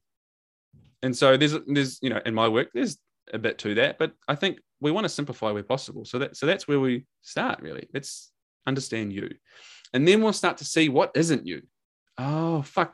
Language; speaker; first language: English; native; English